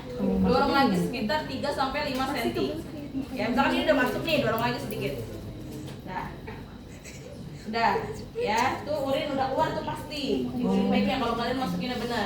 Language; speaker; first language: Indonesian; native; Indonesian